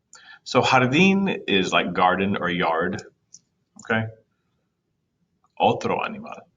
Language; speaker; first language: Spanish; non-native, fluent; English